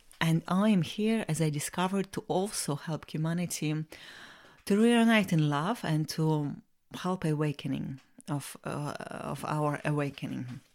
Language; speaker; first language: English; non-native, fluent; Russian